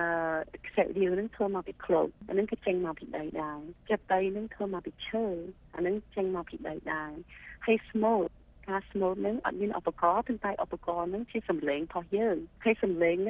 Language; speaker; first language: Khmer; early bilingual, heritage; Khmer